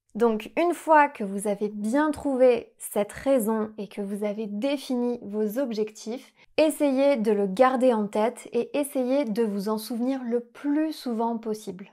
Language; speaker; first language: French; native; French